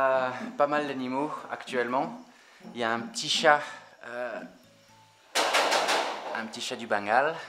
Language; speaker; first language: French; native; French